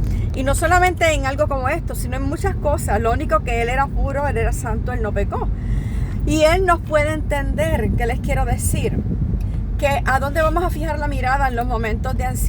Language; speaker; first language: Spanish; native; Spanish